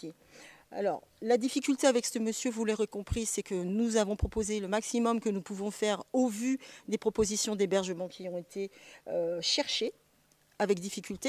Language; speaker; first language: French; native; French